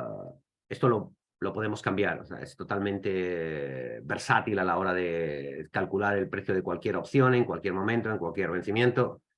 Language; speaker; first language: Spanish; native; Spanish